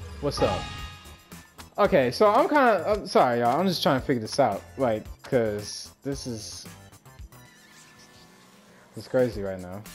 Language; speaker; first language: English; native; English